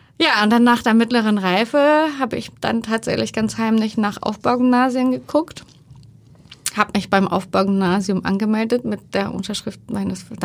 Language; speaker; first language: German; early bilingual, other home language; Turkish